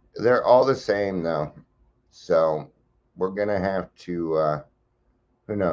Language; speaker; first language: English; native; English